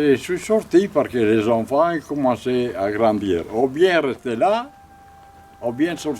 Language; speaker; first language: French; non-native, fluent; Italian